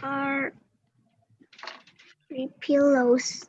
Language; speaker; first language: English; non-native, learner; Indonesian